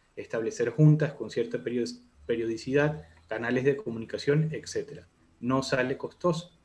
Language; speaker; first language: Spanish; native; Spanish